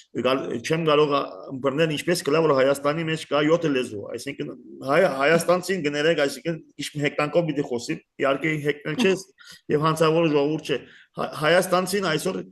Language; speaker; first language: Armenian; early bilingual, heritage; Armenian